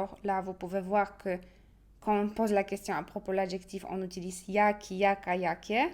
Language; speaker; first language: French; non-native, fluent; Polish